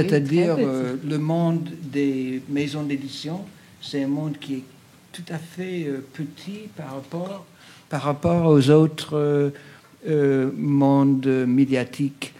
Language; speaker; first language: French; non-native, fluent; English